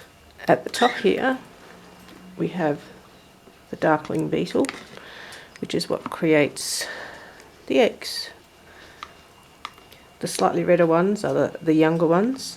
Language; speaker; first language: English; native; English